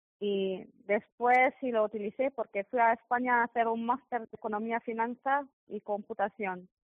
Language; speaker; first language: Spanish; non-native, fluent; Arabic